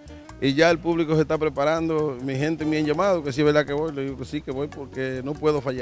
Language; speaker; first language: Spanish; native; Spanish